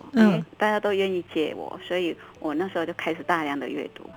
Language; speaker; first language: Chinese; non-native, local second language; Min Nan Chinese